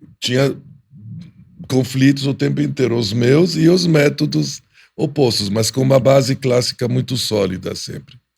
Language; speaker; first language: Portuguese; early bilingual, heritage; Portuguese